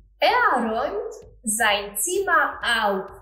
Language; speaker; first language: German; non-native, fluent; Polish